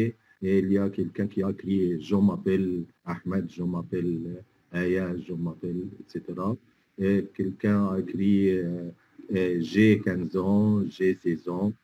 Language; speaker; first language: French; non-native, fluent; Arabic